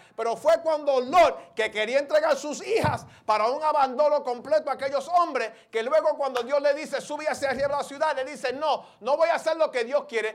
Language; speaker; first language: Spanish; early bilingual, heritage; Spanish